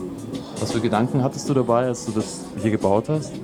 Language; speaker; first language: German; native; German